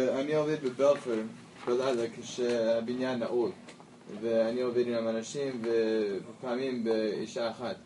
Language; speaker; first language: Hebrew; non-native, learner; English